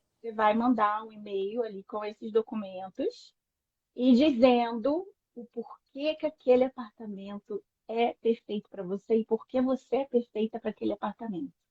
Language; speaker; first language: Portuguese; native; Portuguese